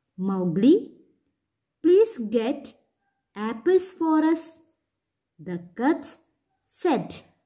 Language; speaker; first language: English; non-native, local second language; Malayalam